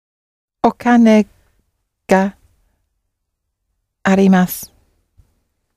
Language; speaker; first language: Japanese; non-native, learner; English